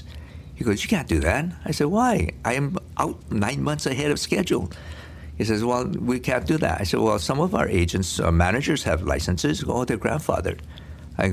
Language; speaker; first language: English; early bilingual, other home language; Korean